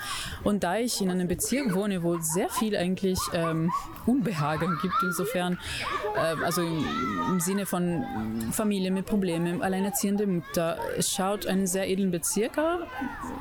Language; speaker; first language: German; non-native, fluent; Italian